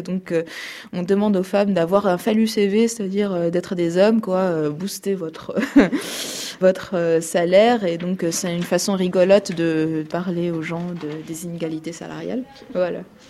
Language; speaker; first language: French; non-native, local second language; Arabic